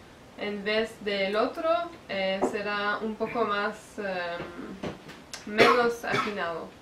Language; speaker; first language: Spanish; non-native, fluent; French